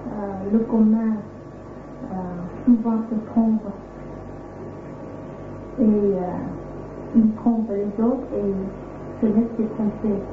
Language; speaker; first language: French; non-native, fluent; Vietnamese